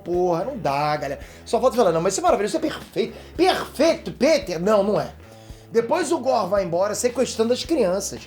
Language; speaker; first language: Portuguese; native; Portuguese